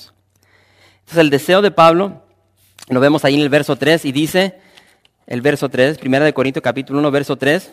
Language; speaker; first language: Spanish; native; Spanish